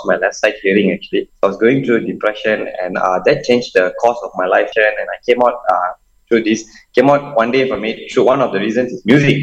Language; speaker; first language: English; non-native, local second language; Tamil